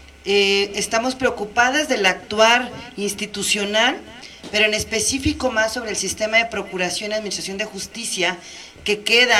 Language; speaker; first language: Spanish; native; Spanish